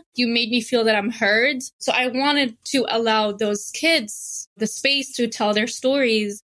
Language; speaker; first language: English; non-native, fluent; Arabic